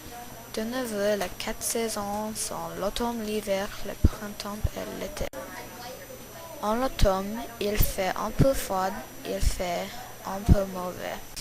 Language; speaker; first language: French; non-native, learner; English